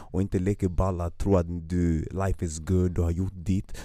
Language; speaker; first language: Swedish; native; Swedish